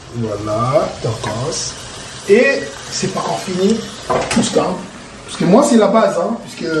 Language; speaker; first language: French; non-native, local second language; Lingala